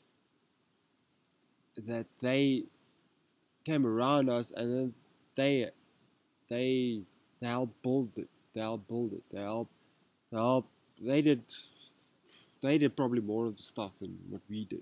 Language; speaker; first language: English; non-native, local second language; Afrikaans